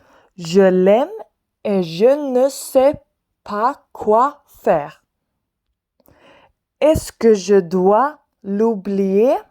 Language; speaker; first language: French; non-native, fluent; Swedish